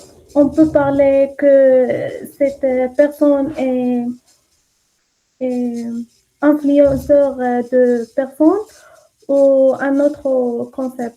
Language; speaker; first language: French; non-native, local second language; Arabic